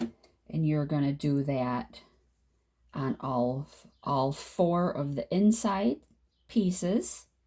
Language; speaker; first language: English; native; English